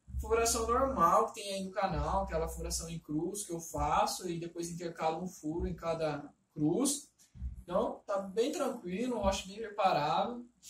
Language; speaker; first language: Portuguese; native; Portuguese